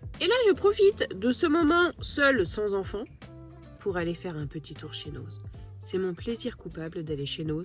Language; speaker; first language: French; native; French